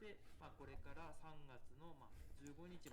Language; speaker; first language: Japanese; native; Japanese